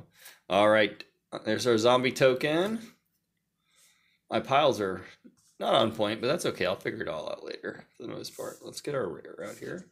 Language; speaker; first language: English; native; English